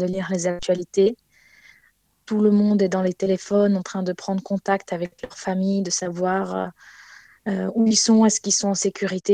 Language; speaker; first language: French; non-native, fluent; Ukrainian